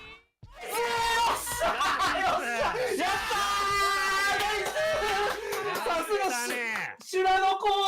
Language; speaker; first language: Japanese; native; Japanese